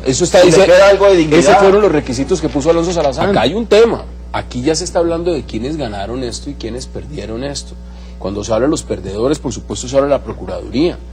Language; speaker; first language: Spanish; native; Spanish